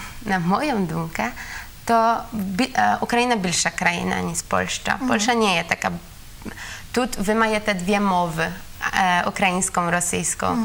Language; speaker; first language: Ukrainian; non-native, learner; Polish